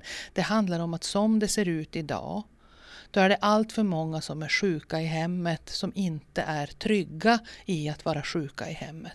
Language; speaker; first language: Swedish; native; Swedish